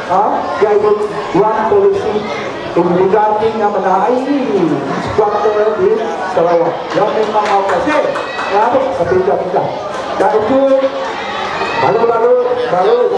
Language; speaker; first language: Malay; non-native, local second language; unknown